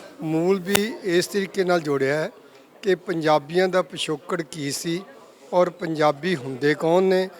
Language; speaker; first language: Punjabi; native; Punjabi